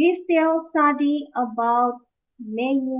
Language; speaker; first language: English; non-native, fluent; Indonesian